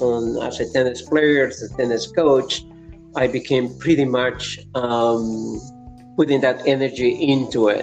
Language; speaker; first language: English; non-native, fluent; Spanish